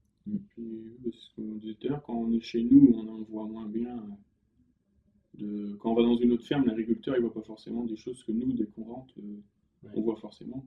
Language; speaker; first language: French; native; French